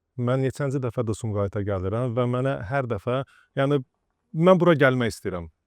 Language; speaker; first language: Azerbaijani; early bilingual, other home language; Russian